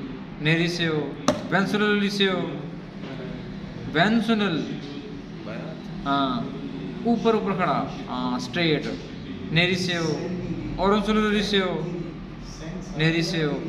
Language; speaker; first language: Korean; non-native, fluent; Urdu